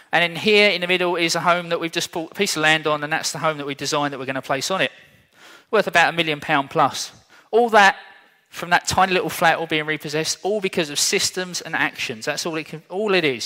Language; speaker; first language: English; native; English